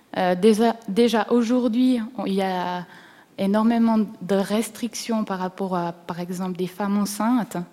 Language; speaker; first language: French; native; French